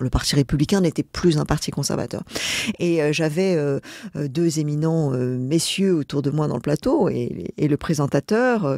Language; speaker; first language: French; native; French